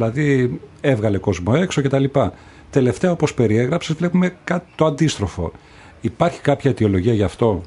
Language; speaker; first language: Greek; native; Greek